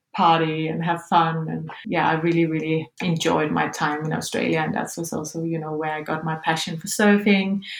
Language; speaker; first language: English; non-native, fluent; Danish